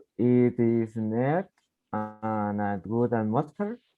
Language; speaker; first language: English; non-native, learner; Spanish